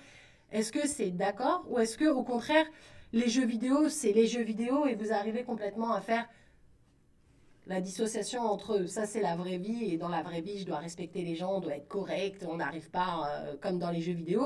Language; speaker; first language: French; native; French